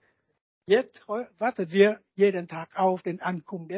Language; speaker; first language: German; non-native, learner; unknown